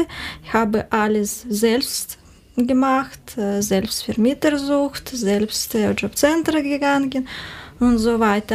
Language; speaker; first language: German; non-native, learner; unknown